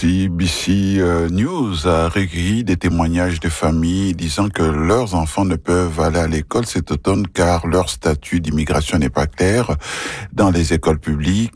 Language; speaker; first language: French; non-native, local second language; Swahili